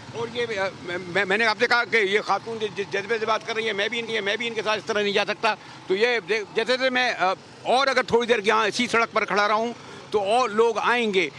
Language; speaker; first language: Urdu; native; Urdu